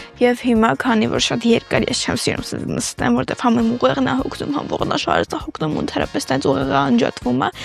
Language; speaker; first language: Armenian; early bilingual, heritage; Armenian